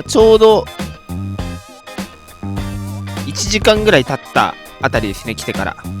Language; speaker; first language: Japanese; native; Japanese